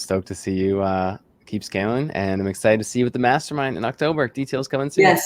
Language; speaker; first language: English; native; English